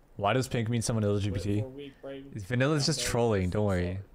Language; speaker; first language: English; native; English